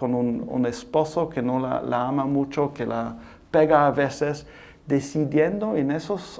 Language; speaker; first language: Spanish; non-native, fluent; English